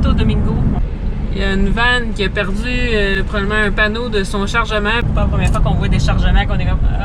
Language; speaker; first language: French; native; French